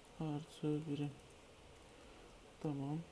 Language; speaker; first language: Turkish; native; Turkish